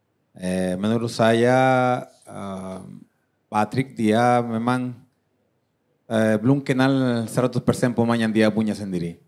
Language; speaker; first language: Indonesian; non-native, fluent; Spanish